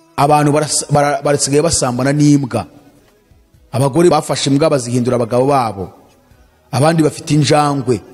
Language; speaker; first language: Kinyarwanda; native; Kinyarwanda